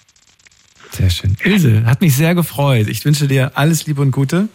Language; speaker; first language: German; native; German